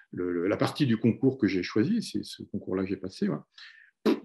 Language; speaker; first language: French; native; French